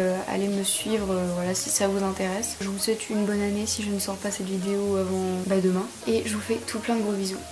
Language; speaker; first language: French; native; French